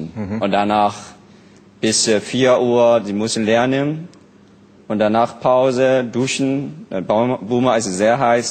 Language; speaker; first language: German; non-native, learner; Burmese